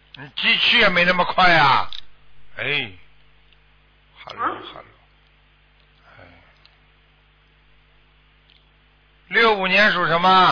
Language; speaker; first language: Chinese; native; Chinese